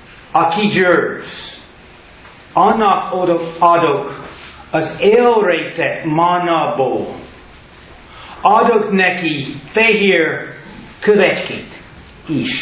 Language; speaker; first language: Hungarian; non-native, fluent; English